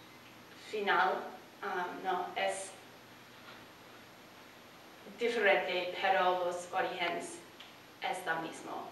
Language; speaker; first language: Spanish; non-native, learner; English